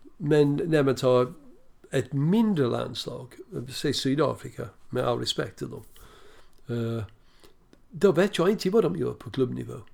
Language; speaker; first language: Swedish; non-native, fluent; English